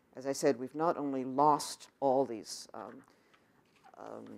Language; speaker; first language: English; native; English